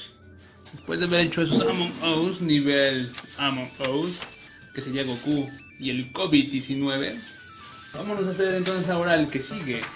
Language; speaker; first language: Spanish; native; Spanish